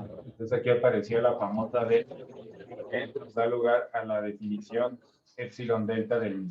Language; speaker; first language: Spanish; native; Spanish